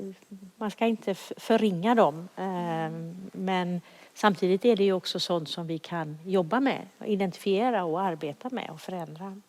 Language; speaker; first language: Swedish; native; Swedish